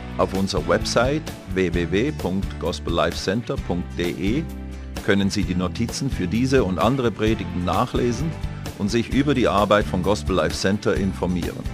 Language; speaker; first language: German; native; German